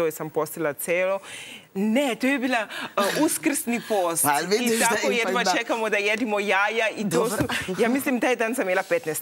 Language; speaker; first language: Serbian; non-native, learner; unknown